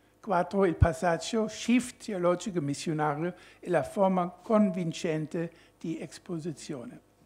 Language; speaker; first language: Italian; non-native, fluent; German